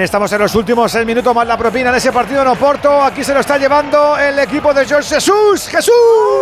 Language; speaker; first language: Spanish; native; Spanish